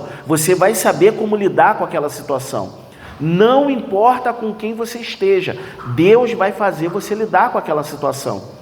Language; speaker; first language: Portuguese; native; Portuguese